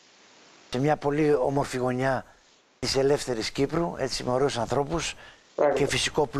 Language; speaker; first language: Greek; native; Greek